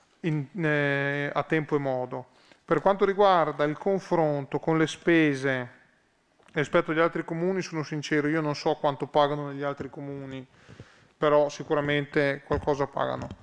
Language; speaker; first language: Italian; native; Italian